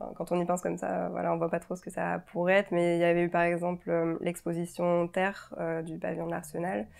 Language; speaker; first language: French; native; French